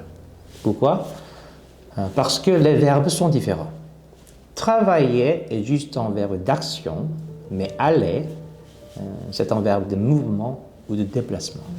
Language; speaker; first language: French; non-native, fluent; Korean